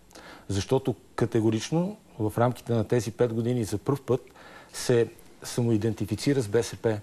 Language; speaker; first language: Bulgarian; native; Bulgarian